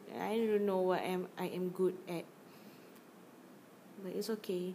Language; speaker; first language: English; non-native, learner; Malay